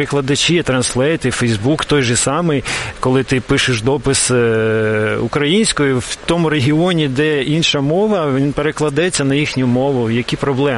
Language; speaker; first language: Ukrainian; non-native, local second language; Russian